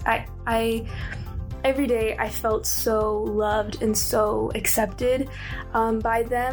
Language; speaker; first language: English; native; English